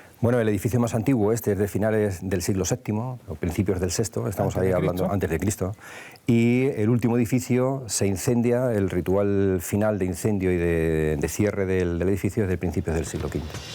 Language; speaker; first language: Spanish; native; Spanish